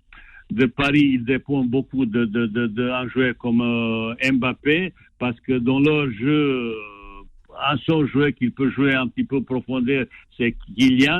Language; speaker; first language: French; non-native, fluent; Bosnian